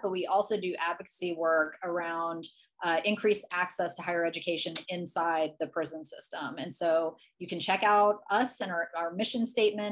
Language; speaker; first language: English; native; English